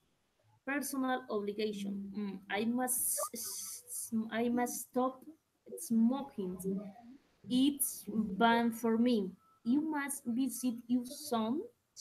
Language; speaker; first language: English; non-native, learner; Spanish